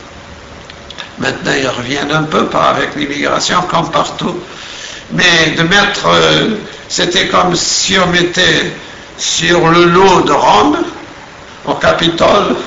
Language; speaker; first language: French; non-native, fluent; Portuguese